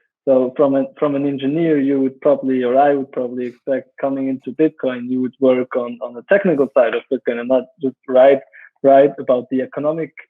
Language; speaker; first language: English; non-native, fluent; German